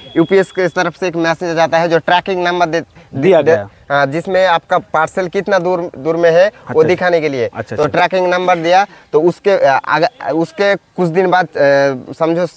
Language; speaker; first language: Hindi; non-native, local second language; Bangla